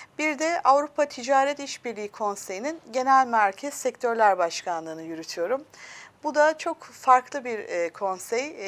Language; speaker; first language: Turkish; early bilingual, heritage; Turkish